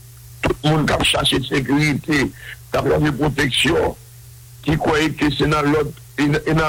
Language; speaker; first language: French; non-native, local second language; Haitian Creole